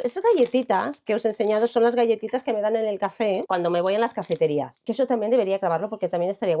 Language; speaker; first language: Spanish; native; Spanish